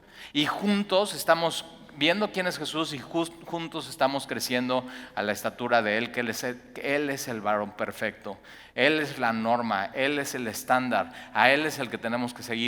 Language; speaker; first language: Spanish; native; Spanish